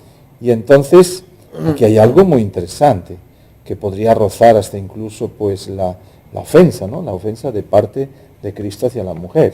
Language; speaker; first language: Spanish; native; Spanish